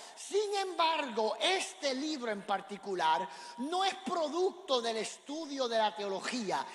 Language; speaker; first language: Spanish; native; Spanish